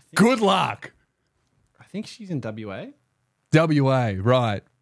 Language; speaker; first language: English; native; English